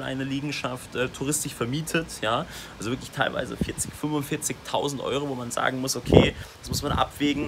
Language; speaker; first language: German; native; German